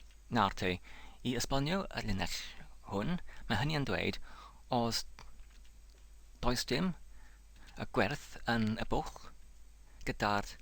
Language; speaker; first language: Welsh; non-native, fluent; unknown